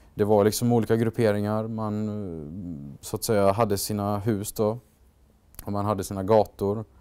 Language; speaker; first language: Swedish; early bilingual, other home language; Albanian